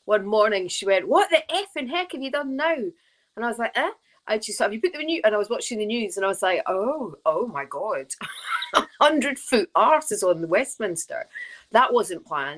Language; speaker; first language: English; native; English